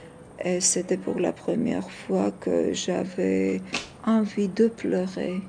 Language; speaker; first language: French; non-native, fluent; Georgian